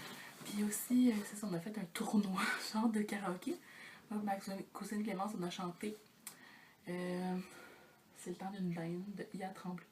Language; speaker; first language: French; native; French